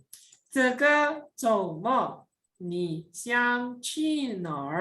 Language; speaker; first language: Chinese; non-native, fluent; Indonesian